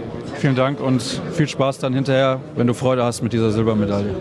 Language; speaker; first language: German; native; German